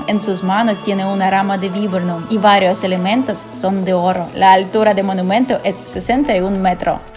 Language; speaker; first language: Spanish; non-native, fluent; Ukrainian